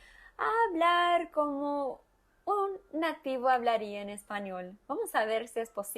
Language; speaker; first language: Spanish; non-native, fluent; Portuguese